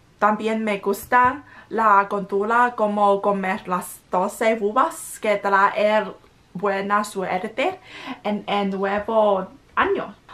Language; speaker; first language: Spanish; non-native, learner; English